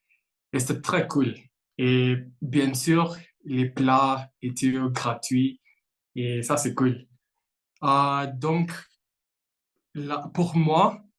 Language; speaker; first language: French; non-native, fluent; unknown